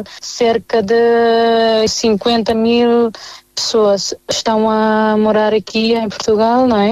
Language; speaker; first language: Portuguese; non-native, fluent; Nepali